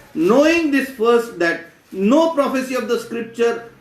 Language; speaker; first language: English; non-native, local second language; Marathi